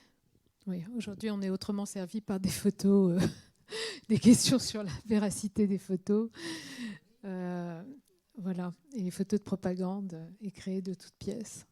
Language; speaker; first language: French; native; French